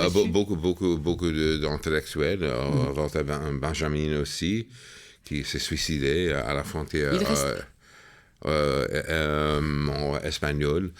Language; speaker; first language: French; non-native, fluent; English